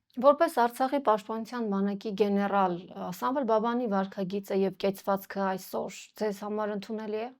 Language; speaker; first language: Armenian; native; Armenian